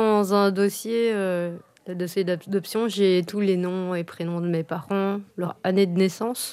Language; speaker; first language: French; native; French